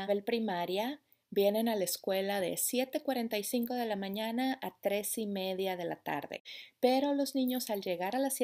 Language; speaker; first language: Spanish; native; Spanish